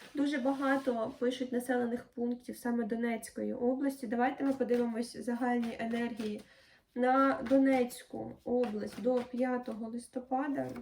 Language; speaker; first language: Ukrainian; non-native, local second language; Russian